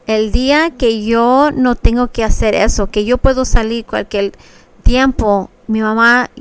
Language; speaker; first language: Spanish; early bilingual, other home language; English